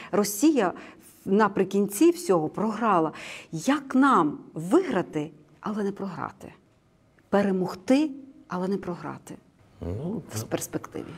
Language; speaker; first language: Ukrainian; native; Ukrainian